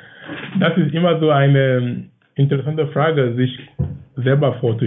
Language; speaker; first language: German; non-native, fluent; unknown